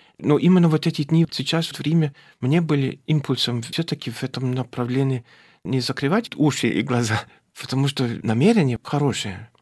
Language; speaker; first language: Russian; non-native, fluent; German